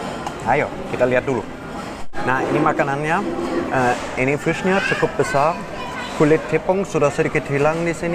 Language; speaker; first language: Indonesian; non-native, fluent; German